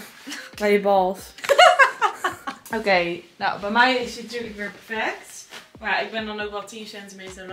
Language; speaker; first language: Dutch; native; Dutch